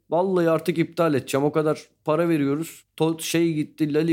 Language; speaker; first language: Turkish; native; Turkish